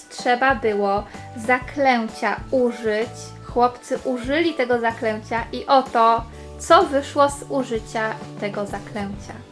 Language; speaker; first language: Polish; native; Polish